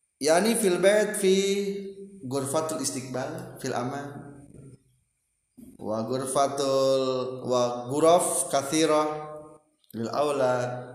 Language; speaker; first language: Arabic; non-native, learner; Indonesian